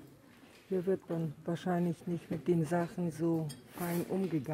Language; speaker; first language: German; non-native, fluent; Russian